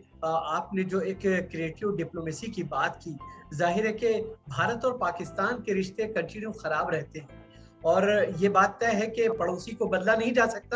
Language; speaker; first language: Hindi; native; Hindi